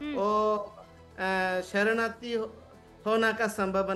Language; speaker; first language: Hindi; non-native, learner; Bangla